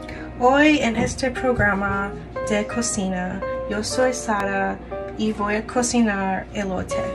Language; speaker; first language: Spanish; non-native, learner; English